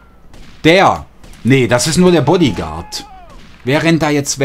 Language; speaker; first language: German; native; German